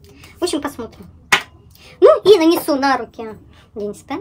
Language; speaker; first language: Russian; native; Russian